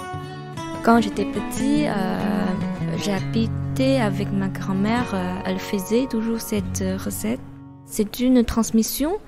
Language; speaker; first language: French; non-native, learner; Chinese